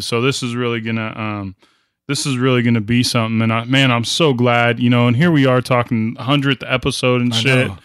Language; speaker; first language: English; native; English